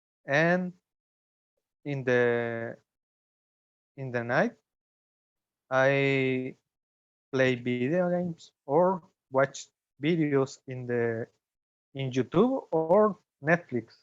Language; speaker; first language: English; non-native, learner; Spanish